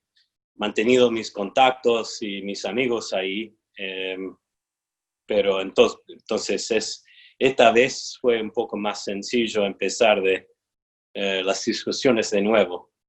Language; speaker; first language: Spanish; non-native, fluent; English